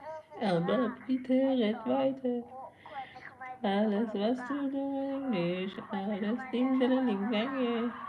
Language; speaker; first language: German; non-native, learner; Persian